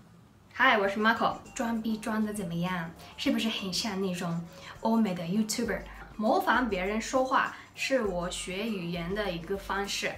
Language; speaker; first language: Chinese; non-native, fluent; Japanese